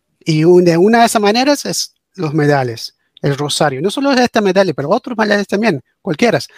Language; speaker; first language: Spanish; early bilingual, heritage; English